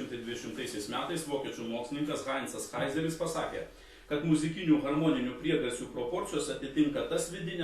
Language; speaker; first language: Lithuanian; native; Lithuanian